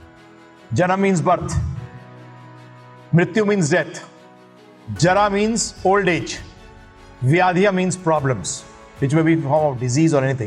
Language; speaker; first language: English; non-native, local second language; Hindi